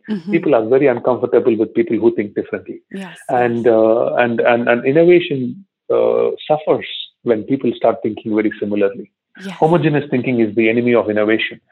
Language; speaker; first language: English; non-native, local second language; Tamil